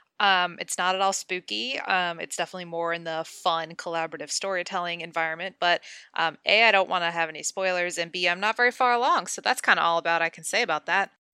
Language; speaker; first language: English; native; English